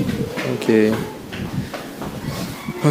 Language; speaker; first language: English; non-native, learner; Russian